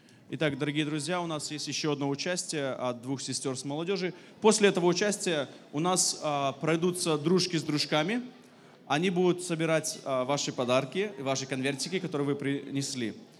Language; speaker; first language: Russian; native; Russian